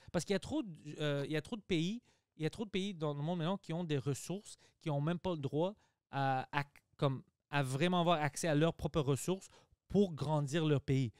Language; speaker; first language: French; early bilingual, other home language; Greek